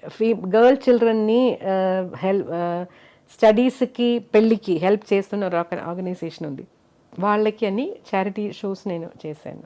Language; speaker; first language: Telugu; non-native, local second language; Malayalam